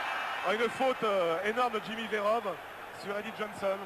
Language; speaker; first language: French; native; French